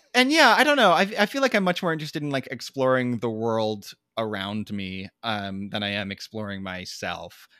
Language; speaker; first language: English; native; English